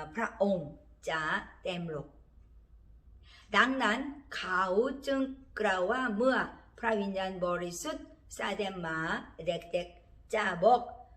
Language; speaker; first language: Thai; non-native, learner; Korean